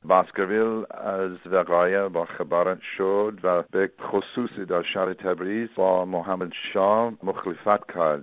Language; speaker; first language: Persian; non-native, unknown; English